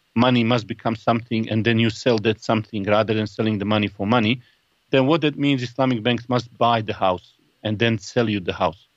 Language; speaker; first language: English; non-native, fluent; Bosnian